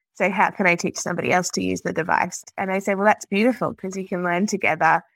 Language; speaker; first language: English; native; English